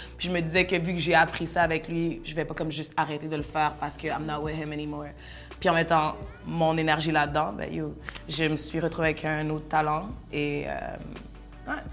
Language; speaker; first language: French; early bilingual, other home language; Bambara